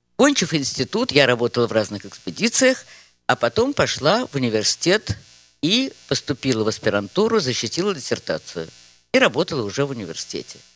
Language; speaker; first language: Russian; native; Russian